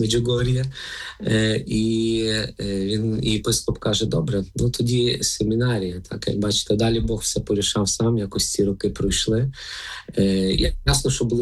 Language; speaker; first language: Ukrainian; native; Ukrainian